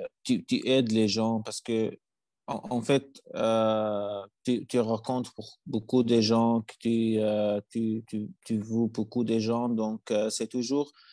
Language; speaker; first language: French; non-native, learner; Arabic